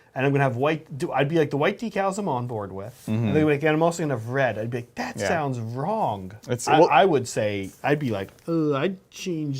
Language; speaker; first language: English; native; English